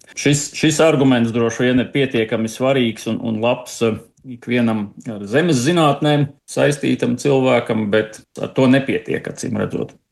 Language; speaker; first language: Latvian; native; Latvian